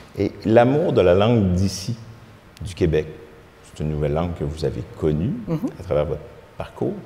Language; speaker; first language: French; native; French